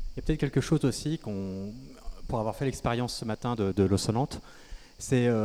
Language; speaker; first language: French; native; French